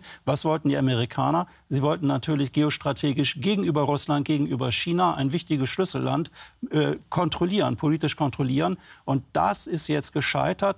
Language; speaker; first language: German; native; German